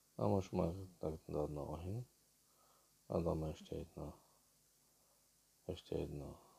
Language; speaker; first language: Slovak; non-native, learner; Arabic